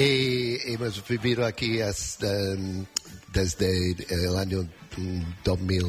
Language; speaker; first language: Spanish; non-native, fluent; English